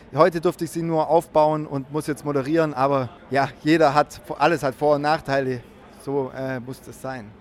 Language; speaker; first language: German; native; German